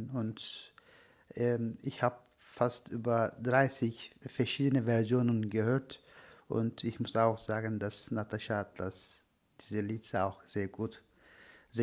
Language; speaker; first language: German; non-native, learner; Turkish